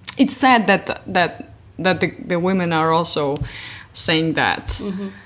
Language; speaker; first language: English; non-native, fluent; Georgian